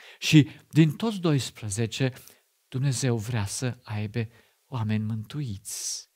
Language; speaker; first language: Romanian; non-native, fluent; German